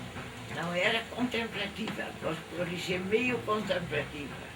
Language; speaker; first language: Portuguese; non-native, fluent; Dutch